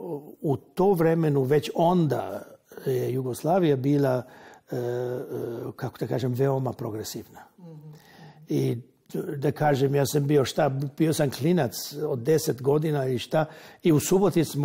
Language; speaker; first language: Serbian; non-native, local second language; Hungarian